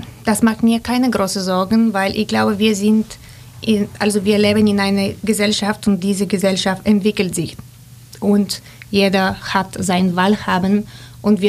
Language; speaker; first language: German; non-native, fluent; Bulgarian